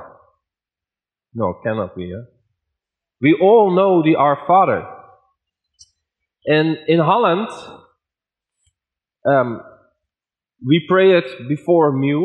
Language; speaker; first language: English; non-native, fluent; Dutch